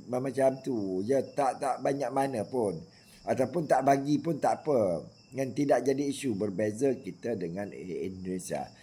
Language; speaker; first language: Malay; native; Malay